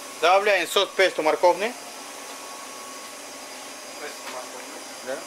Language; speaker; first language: Russian; non-native, learner; Spanish